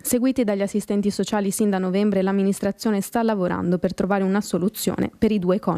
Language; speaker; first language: Italian; native; Italian